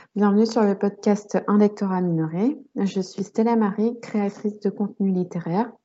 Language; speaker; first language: French; native; French